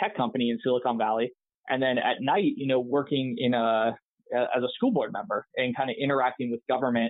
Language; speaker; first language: English; native; English